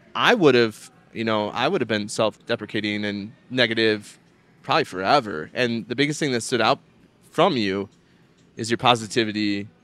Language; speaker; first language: English; native; English